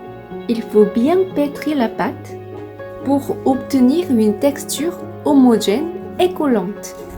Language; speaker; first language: French; non-native, fluent; Korean